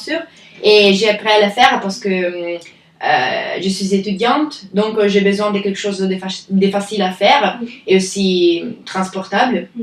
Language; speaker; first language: French; non-native, learner; Italian